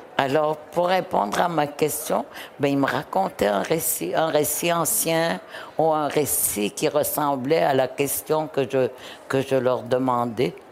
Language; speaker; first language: French; non-native, local second language; Innu-aimun